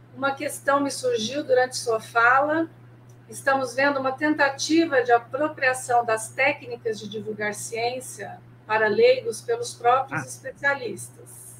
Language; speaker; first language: Portuguese; native; Portuguese